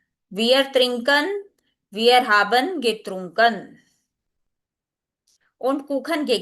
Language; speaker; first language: German; non-native, fluent; Hindi